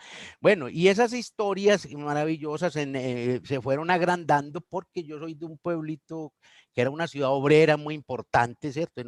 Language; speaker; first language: Spanish; native; Spanish